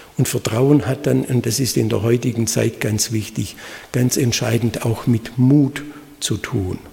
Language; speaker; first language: German; native; German